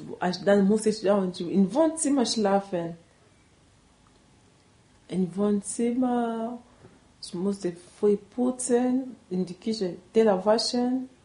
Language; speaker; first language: German; non-native, learner; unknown